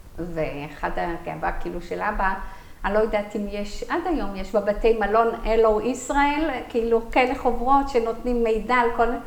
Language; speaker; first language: Hebrew; early bilingual, other home language; Arabic